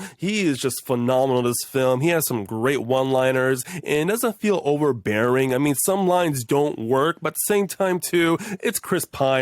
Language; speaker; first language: English; native; English